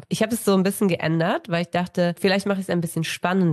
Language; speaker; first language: German; native; German